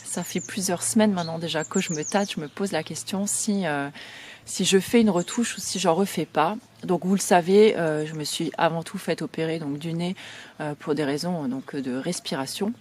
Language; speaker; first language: French; native; French